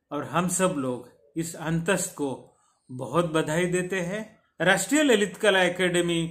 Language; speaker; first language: Hindi; non-native, local second language; Marathi